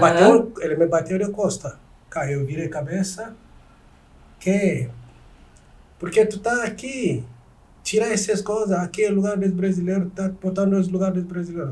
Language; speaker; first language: Portuguese; non-native, learner; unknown